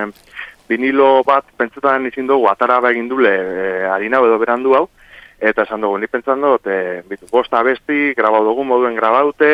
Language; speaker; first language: Basque; native; Basque